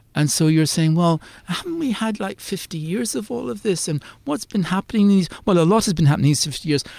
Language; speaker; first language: English; native; English